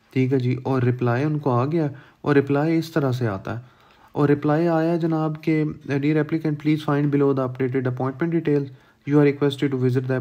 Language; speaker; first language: Urdu; native; Urdu